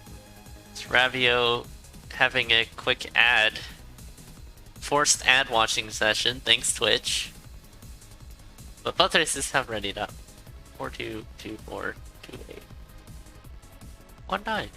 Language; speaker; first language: English; native; English